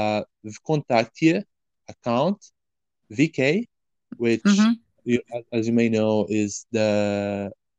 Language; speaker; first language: English; non-native, fluent; Portuguese